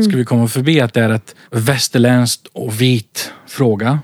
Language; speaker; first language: Swedish; early bilingual, other home language; Central Kurdish